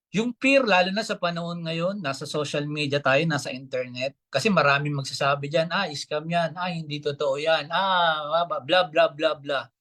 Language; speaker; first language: Filipino; native; Filipino